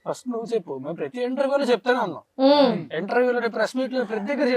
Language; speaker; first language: Telugu; native; Telugu